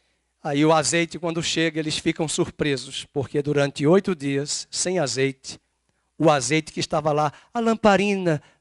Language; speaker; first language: Portuguese; native; Portuguese